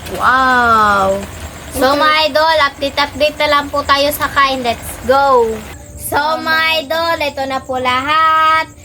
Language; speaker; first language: Filipino; non-native, local second language; Cebuano